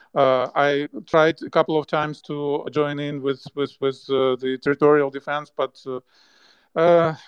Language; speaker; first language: English; non-native, fluent; Ukrainian